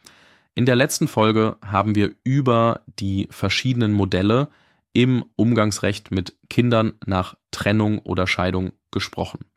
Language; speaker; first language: German; native; German